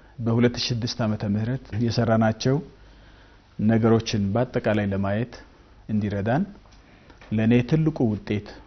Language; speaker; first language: Amharic; non-native, local second language; Wolaytta